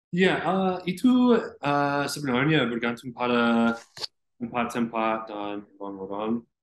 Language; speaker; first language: Indonesian; non-native, learner; English